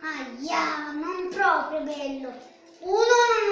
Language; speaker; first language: Italian; native; Italian